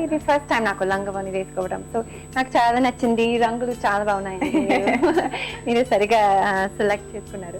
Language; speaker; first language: Telugu; non-native, fluent; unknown